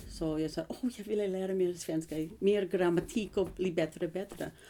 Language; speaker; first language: Swedish; non-native, learner; English